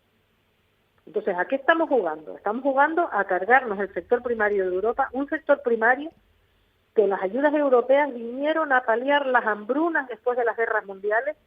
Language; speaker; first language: Spanish; native; Spanish